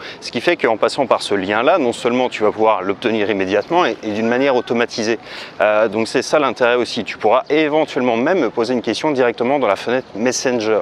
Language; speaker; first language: French; native; French